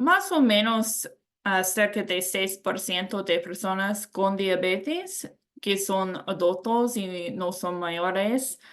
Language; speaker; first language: Spanish; non-native, learner; English